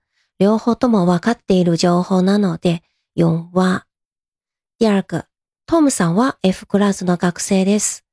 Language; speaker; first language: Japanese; non-native, fluent; Chinese